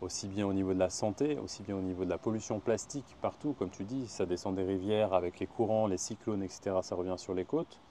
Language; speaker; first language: French; native; French